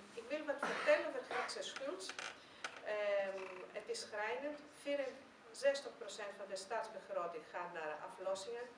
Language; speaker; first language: Dutch; non-native, fluent; Greek